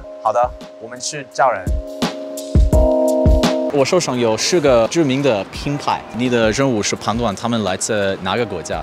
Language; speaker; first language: Chinese; non-native, learner; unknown